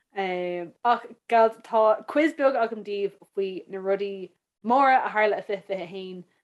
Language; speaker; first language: Irish; native; Irish